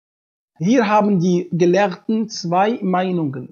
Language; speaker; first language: German; non-native, fluent; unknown